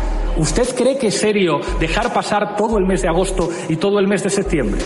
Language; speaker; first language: Spanish; native; Spanish